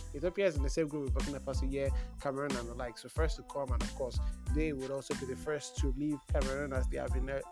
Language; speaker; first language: English; non-native, local second language; Yoruba